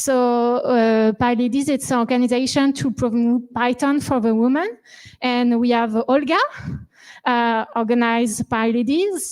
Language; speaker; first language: English; non-native, learner; French